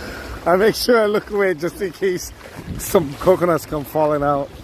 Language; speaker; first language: English; native; English